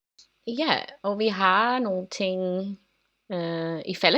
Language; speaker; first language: Danish; non-native, learner; English